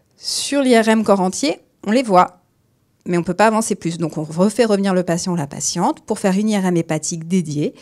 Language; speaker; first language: French; native; French